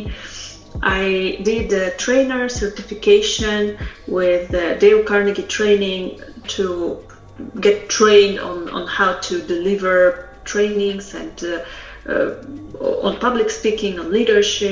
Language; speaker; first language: English; non-native, fluent; Russian